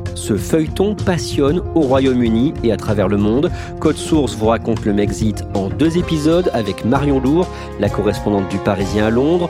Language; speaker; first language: French; native; French